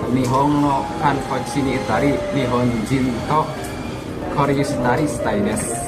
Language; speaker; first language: Japanese; non-native, learner; Indonesian